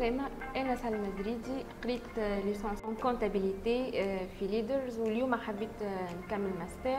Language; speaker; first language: Arabic; native; Arabic